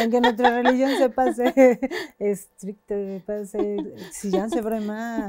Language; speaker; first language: French; non-native, fluent; Spanish